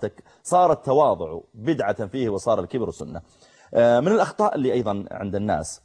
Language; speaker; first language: Arabic; native; Arabic